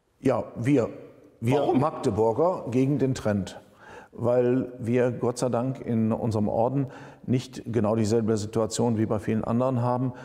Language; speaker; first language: German; native; German